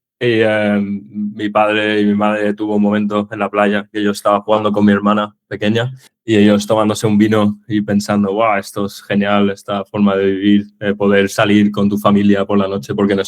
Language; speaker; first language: Spanish; early bilingual, other home language; English